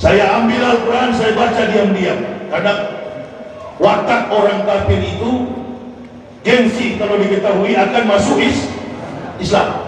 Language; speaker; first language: Indonesian; native; Indonesian